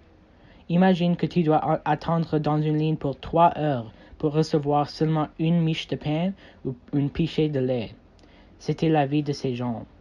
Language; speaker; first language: French; non-native, learner; English